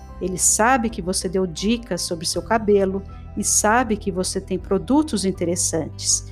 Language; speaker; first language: Portuguese; native; Portuguese